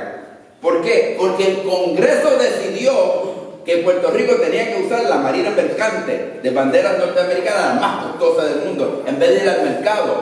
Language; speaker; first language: Spanish; early bilingual, other home language; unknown